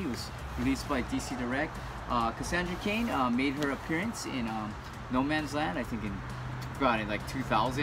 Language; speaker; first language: English; native; English